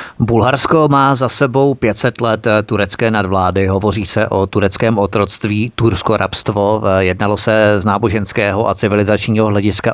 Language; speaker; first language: Czech; native; Czech